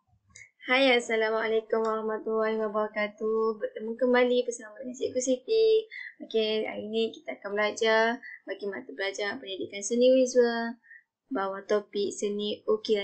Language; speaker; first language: Malay; native; Malay